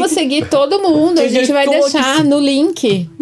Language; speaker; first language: Portuguese; native; Portuguese